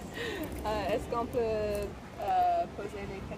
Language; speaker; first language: French; non-native, learner; English